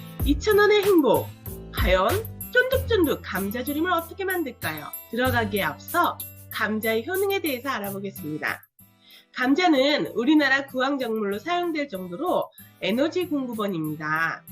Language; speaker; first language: Korean; native; Korean